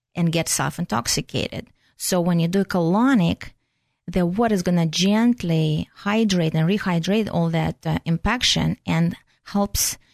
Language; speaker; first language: English; non-native, fluent; Russian